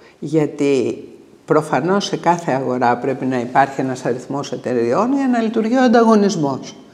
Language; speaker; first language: Greek; native; Greek